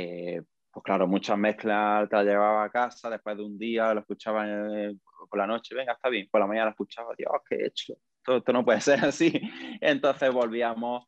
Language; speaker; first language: Spanish; native; Spanish